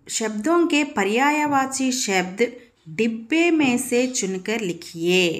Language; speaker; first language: Hindi; non-native, local second language; Telugu